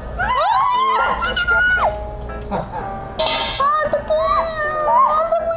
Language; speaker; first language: Korean; non-native, fluent; Estonian